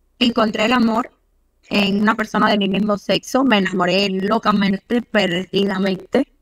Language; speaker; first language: Spanish; native; Spanish